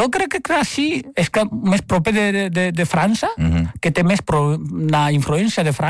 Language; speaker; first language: Catalan; non-native, fluent; Chinese